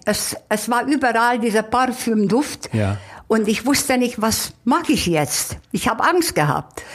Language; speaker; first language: German; non-native, fluent; Hungarian